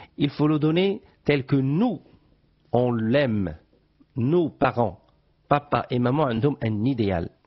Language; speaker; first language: French; non-native, local second language; Arabic